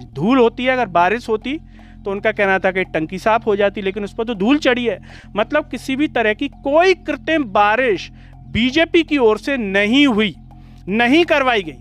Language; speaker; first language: Hindi; native; Hindi